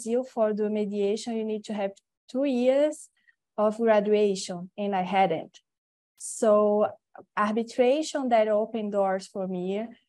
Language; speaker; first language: English; non-native, learner; Portuguese